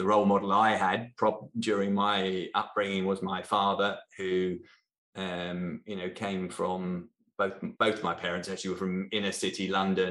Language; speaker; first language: English; native; English